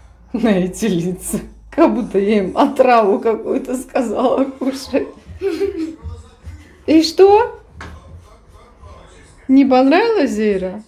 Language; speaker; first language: Russian; native; Russian